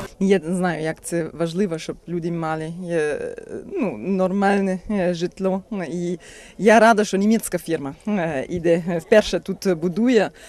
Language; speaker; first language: Ukrainian; non-native, fluent; German